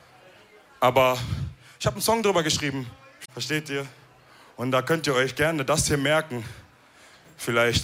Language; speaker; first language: German; early bilingual, other home language; Wolof